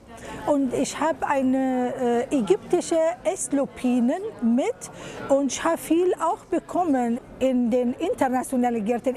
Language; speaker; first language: German; non-native, fluent; Arabic